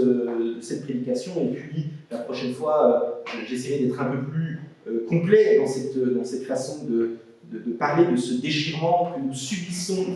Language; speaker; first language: French; native; French